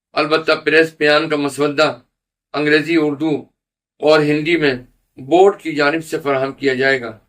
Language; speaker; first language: Urdu; native; Urdu